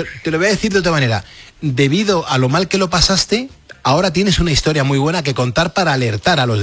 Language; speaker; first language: Spanish; native; Spanish